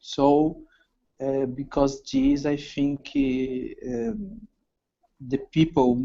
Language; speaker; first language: English; non-native, learner; Portuguese